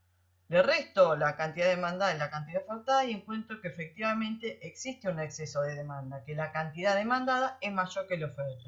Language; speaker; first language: Spanish; native; Spanish